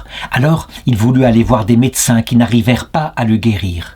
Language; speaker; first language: French; native; French